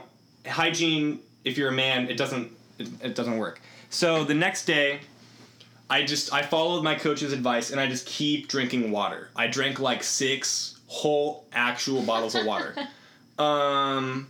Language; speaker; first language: English; native; English